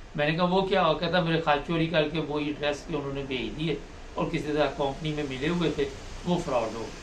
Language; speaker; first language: Urdu; native; Urdu